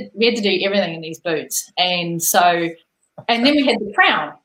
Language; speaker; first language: English; native; English